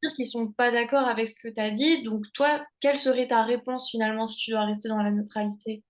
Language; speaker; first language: French; native; French